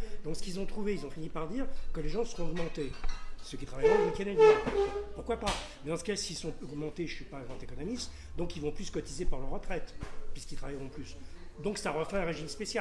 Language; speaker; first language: French; native; French